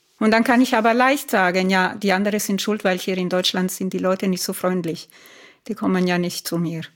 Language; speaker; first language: German; non-native, fluent; Italian